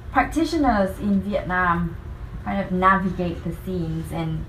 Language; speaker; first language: English; non-native, fluent; Vietnamese